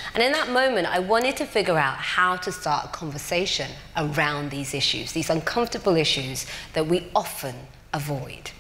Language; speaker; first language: English; native; English